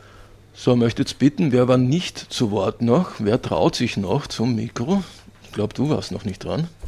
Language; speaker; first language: German; native; German